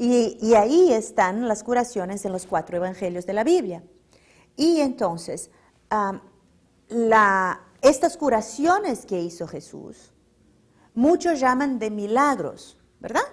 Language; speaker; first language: Spanish; non-native, fluent; Portuguese